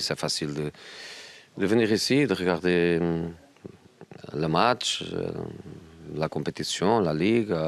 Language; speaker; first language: French; non-native, learner; Portuguese